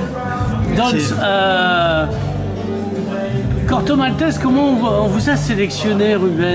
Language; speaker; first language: French; native; French